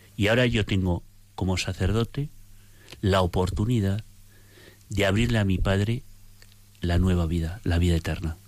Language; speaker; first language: Spanish; native; Spanish